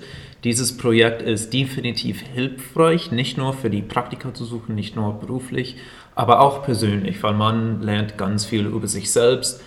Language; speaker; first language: German; non-native, fluent; English